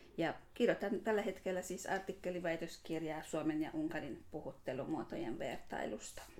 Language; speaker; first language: Finnish; non-native, fluent; Hungarian